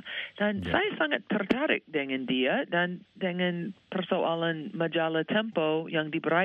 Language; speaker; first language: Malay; non-native, fluent; English